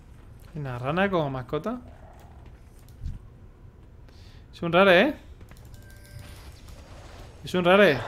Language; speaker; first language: Spanish; native; Spanish